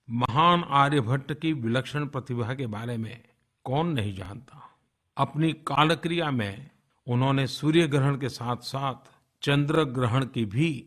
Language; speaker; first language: Hindi; non-native, local second language; Gujarati